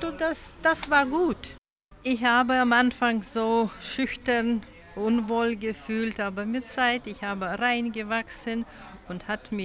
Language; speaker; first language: German; non-native, learner; Lithuanian